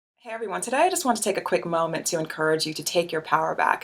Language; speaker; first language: English; native; English